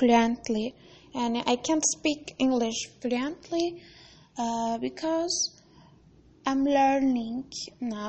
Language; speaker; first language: English; non-native, learner; Turkish